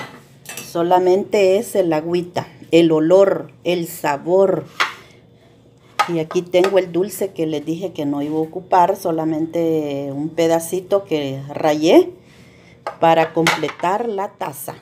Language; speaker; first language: Spanish; native; Spanish